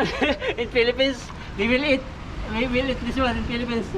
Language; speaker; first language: English; non-native, local second language; Filipino